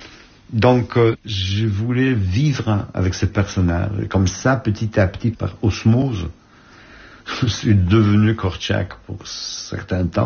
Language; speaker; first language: French; non-native, fluent; Polish